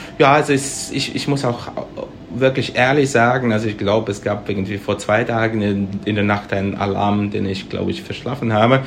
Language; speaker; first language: German; non-native, fluent; Russian